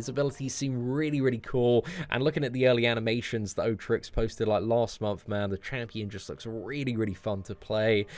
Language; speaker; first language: English; native; English